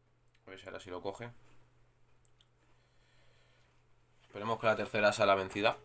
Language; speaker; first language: Spanish; native; Spanish